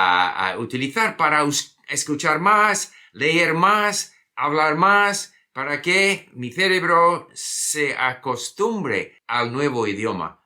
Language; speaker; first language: Spanish; non-native, fluent; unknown